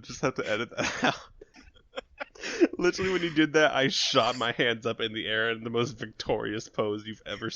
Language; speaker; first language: English; native; English